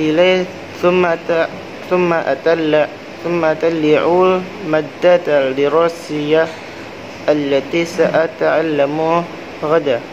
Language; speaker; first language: Arabic; non-native, learner; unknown